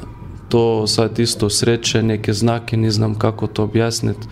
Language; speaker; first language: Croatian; non-native, learner; Lithuanian